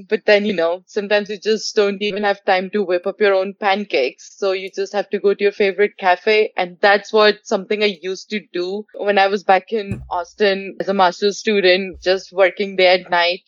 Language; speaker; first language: English; non-native, local second language; Hindi